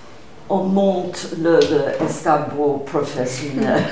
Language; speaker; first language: French; non-native, fluent; English